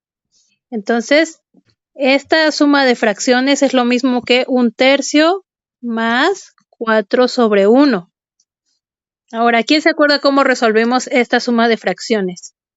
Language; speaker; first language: Spanish; native; Spanish